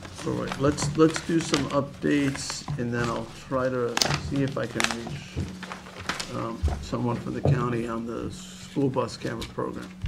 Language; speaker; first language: English; native; English